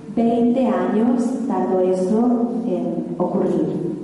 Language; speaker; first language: Spanish; non-native, fluent; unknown